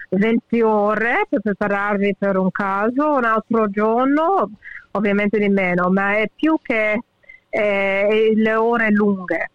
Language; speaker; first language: Italian; early bilingual, heritage; English